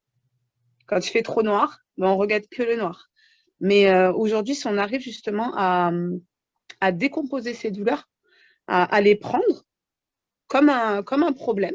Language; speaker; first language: French; native; French